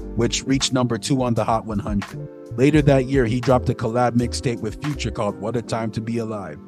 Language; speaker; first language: English; native; English